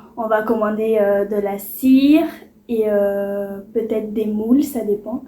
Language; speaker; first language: French; early bilingual, other home language; Portuguese